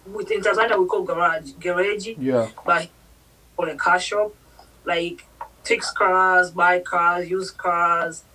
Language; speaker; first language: English; non-native, local second language; Swahili